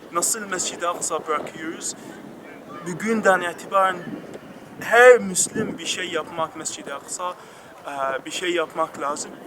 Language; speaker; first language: Turkish; non-native, learner; Arabic